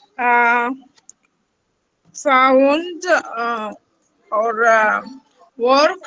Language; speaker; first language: English; non-native, learner; Arabic